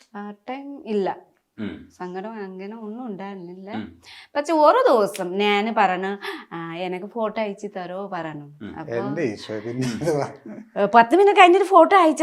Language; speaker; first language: Malayalam; non-native, learner; Nepali